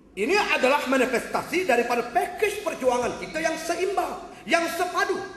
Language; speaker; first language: Malay; native; Malay